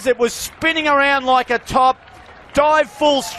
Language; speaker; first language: English; native; English